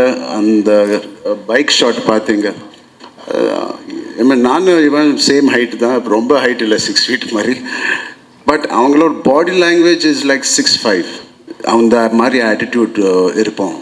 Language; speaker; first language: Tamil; non-native, learner; Telugu